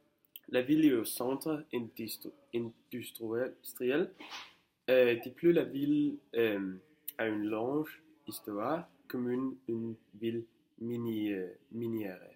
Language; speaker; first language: French; non-native, learner; Danish